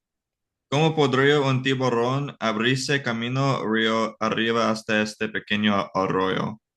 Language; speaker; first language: Spanish; non-native, learner; English